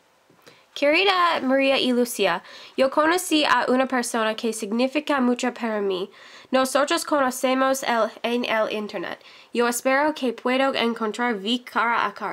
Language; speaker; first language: Spanish; non-native, learner; English